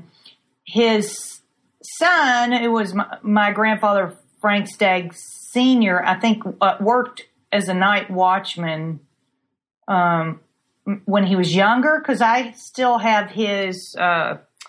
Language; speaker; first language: English; native; English